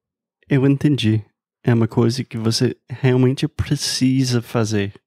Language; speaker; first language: Portuguese; non-native, fluent; English